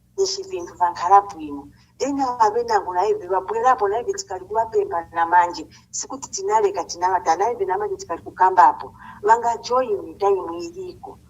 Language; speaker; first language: Nyanja; non-native, local second language; Bemba